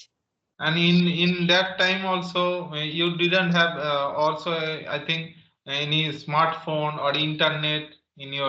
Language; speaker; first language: English; non-native, local second language; Santali